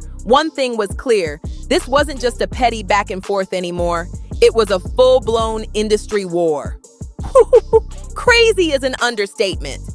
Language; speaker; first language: English; native; English